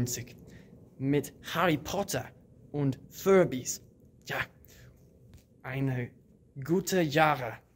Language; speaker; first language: German; non-native, learner; English